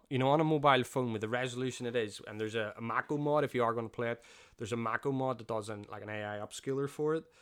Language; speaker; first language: English; native; English